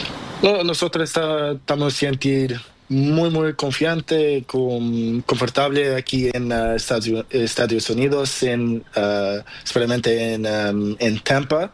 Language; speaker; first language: Spanish; non-native, learner; Portuguese